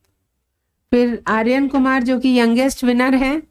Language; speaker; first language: Hindi; native; Hindi